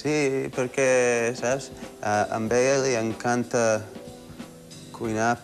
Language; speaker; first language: Catalan; early bilingual, heritage; Catalan